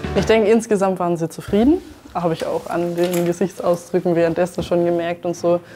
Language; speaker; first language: German; native; German